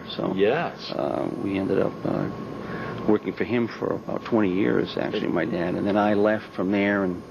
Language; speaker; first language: English; native; English